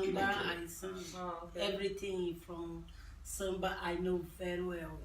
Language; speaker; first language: English; non-native, learner; Portuguese